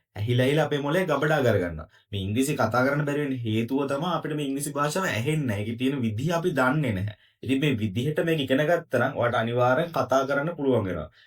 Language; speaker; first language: Sinhala; native; Sinhala